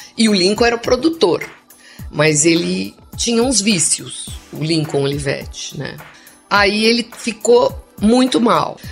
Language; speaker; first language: Portuguese; non-native, local second language; English